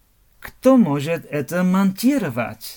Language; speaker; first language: Russian; non-native, fluent; German